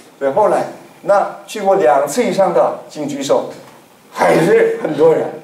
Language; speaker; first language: Chinese; non-native, fluent; Korean